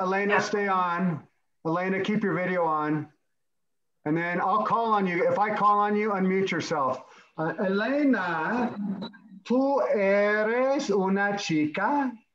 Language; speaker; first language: English; native; English